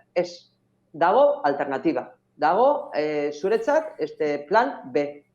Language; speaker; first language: Basque; non-native, local second language; Spanish